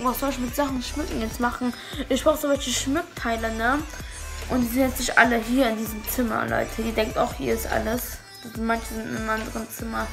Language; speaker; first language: German; early bilingual, other home language; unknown